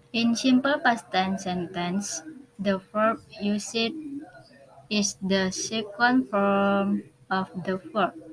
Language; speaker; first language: English; non-native, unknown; Indonesian